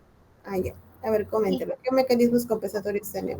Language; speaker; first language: Spanish; native; Spanish